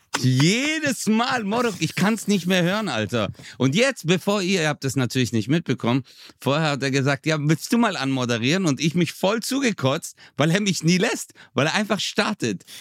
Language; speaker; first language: German; early bilingual, other home language; Turkish